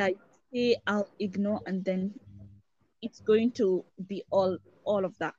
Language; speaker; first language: English; non-native, local second language; Hausa